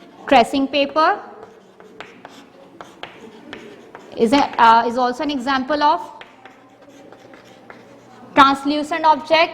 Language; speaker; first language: English; non-native, local second language; Urdu